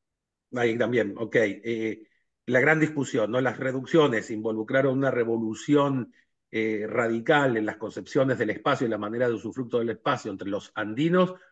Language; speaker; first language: Spanish; native; Spanish